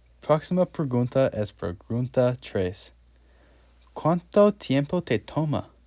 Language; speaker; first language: Spanish; non-native, learner; English